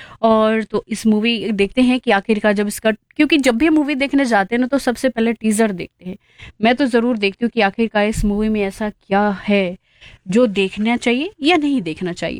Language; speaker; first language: Hindi; native; Hindi